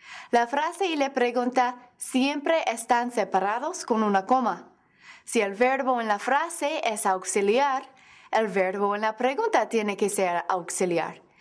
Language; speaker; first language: Spanish; non-native, fluent; English